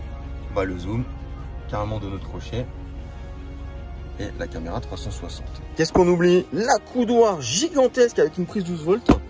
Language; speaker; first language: French; native; French